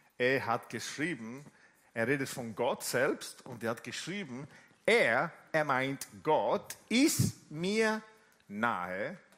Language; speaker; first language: German; non-native, fluent; Italian